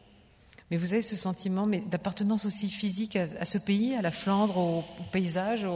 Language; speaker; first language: French; native; French